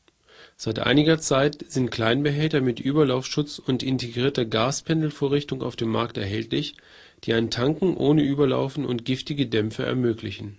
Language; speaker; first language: German; native; German